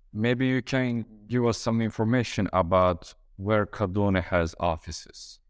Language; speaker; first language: English; non-native, fluent; Turkish